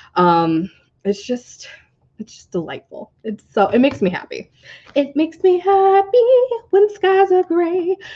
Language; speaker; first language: English; native; English